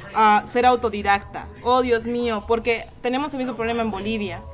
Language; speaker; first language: Spanish; native; Spanish